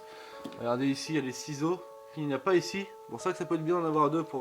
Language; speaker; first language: French; native; French